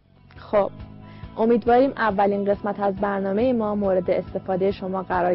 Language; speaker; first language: Persian; native; Persian